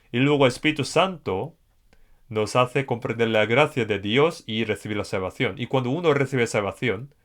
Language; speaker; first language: Spanish; non-native, fluent; Korean